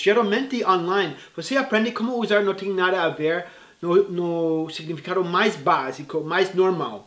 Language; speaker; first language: Portuguese; non-native, fluent; English